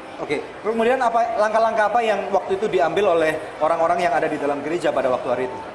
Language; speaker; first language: Indonesian; native; Indonesian